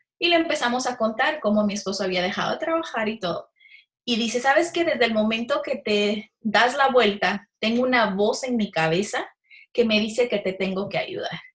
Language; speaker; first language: Spanish; early bilingual, heritage; Spanish